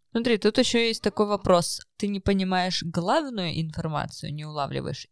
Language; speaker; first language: Russian; native; Russian